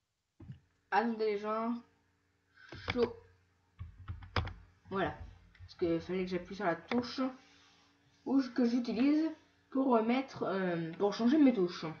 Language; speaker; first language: French; native; French